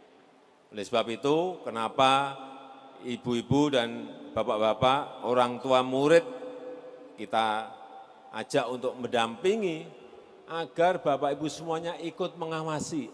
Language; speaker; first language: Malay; non-native, local second language; Javanese